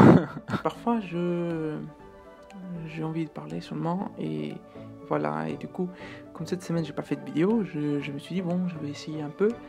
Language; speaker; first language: French; non-native, fluent; Spanish